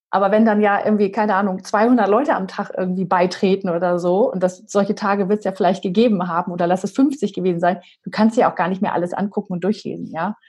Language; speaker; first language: German; native; German